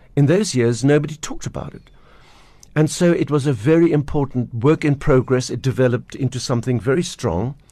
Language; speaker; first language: English; native; English